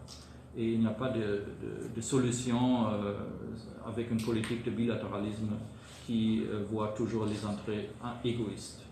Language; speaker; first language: French; non-native, fluent; German